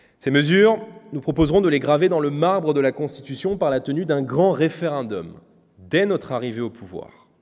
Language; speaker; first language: French; native; French